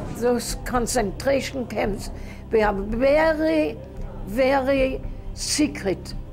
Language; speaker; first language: English; non-native, learner; German